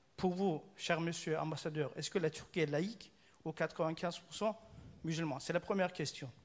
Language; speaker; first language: French; non-native, fluent; Turkish